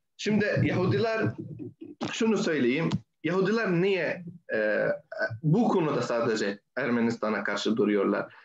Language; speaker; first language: Turkish; non-native, fluent; Arabic